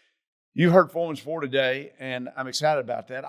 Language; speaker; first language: English; native; English